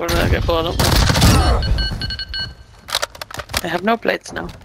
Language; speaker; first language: English; native; English